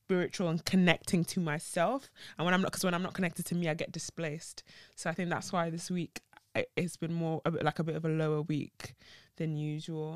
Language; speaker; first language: English; native; English